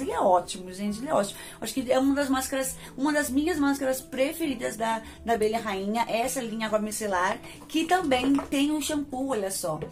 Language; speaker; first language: Portuguese; native; Portuguese